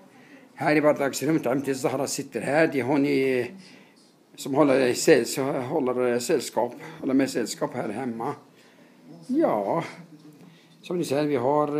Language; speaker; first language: Swedish; non-native, fluent; Arabic